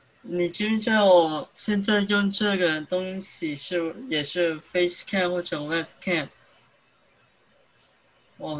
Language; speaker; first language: Chinese; early bilingual, heritage; English